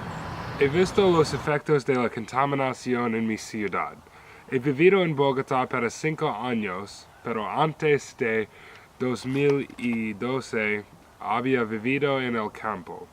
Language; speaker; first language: Spanish; non-native, learner; English